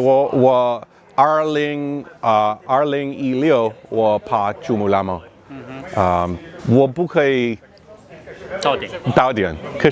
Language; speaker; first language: Chinese; non-native, learner; English